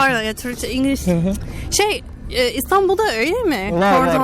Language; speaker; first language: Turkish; non-native, learner; English